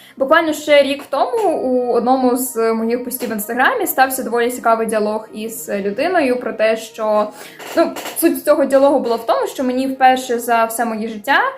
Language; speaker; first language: Ukrainian; non-native, local second language; Russian